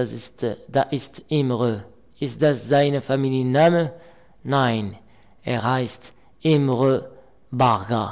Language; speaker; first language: German; non-native, learner; Arabic